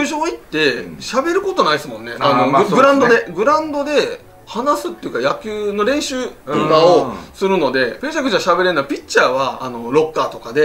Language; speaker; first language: Japanese; native; Japanese